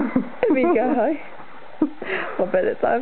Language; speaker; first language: Finnish; native; Finnish